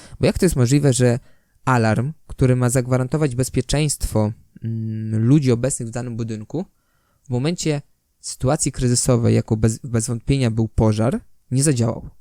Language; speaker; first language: Polish; native; Polish